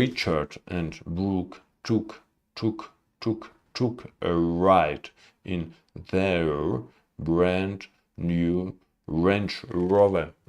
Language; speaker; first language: English; non-native, learner; Russian